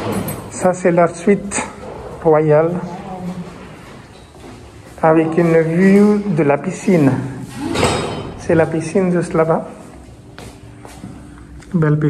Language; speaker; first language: French; non-native, fluent; Hindi